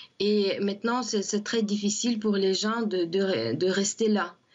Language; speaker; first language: French; non-native, fluent; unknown